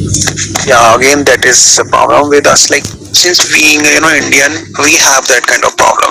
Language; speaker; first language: English; non-native, local second language; Hindi